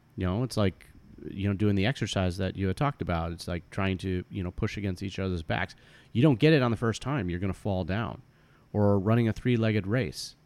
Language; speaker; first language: English; native; English